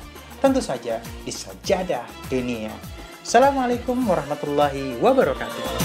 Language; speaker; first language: Indonesian; native; Indonesian